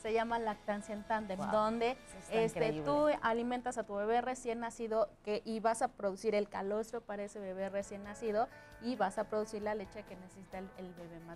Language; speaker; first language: Spanish; native; Spanish